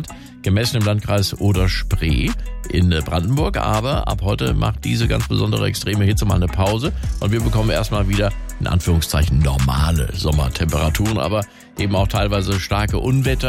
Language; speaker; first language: German; native; German